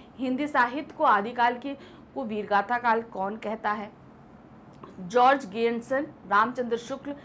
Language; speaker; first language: Hindi; native; Hindi